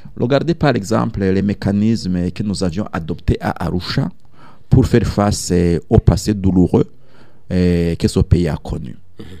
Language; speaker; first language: French; non-native, local second language; Rundi